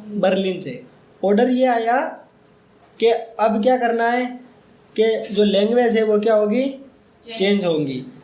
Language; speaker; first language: Hindi; native; Hindi